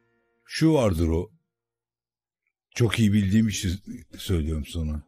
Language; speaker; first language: Turkish; native; Turkish